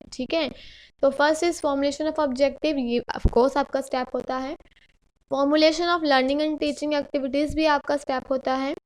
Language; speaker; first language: Hindi; native; Hindi